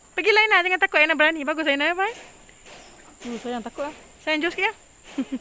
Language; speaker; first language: Malay; native; Malay